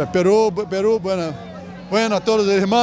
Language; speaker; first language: Spanish; non-native, learner; Portuguese